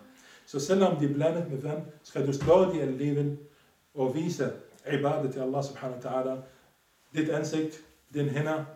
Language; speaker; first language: Danish; non-native, fluent; Arabic